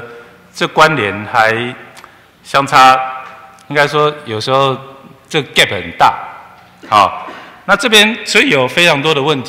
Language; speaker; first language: Chinese; native; Chinese